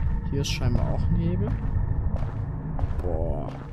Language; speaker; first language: German; native; German